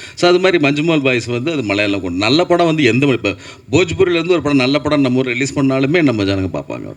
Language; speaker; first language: Tamil; native; Tamil